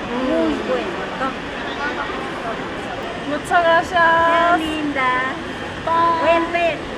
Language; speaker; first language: Spanish; non-native, learner; Korean